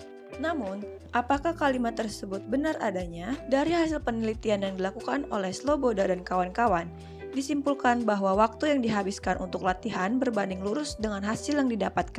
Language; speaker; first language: Indonesian; native; Indonesian